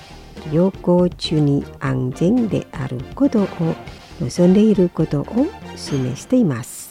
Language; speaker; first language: Japanese; non-native, fluent; Indonesian